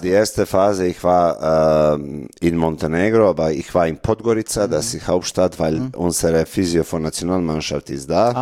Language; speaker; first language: German; non-native, learner; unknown